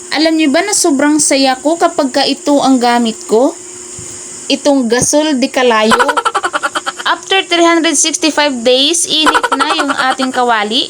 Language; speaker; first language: Filipino; non-native, local second language; Cebuano